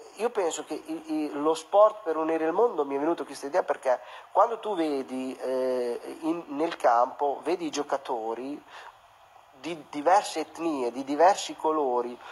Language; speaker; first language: Italian; non-native, fluent; Urdu